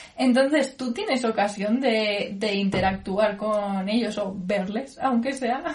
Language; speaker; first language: Spanish; native; Spanish